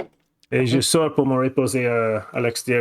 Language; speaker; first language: French; non-native, fluent; English